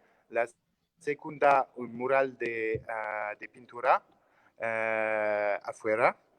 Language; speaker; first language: Spanish; non-native, learner; French